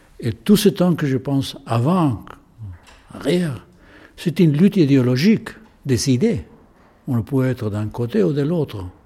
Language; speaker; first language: French; non-native, fluent; Spanish